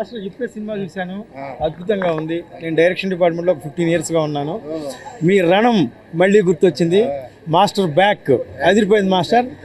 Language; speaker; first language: Telugu; native; Telugu